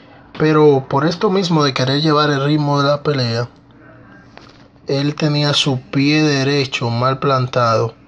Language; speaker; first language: Spanish; native; Spanish